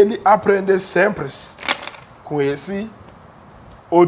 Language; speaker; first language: Portuguese; non-native, learner; Yoruba